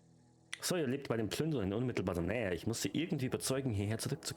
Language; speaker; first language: German; native; German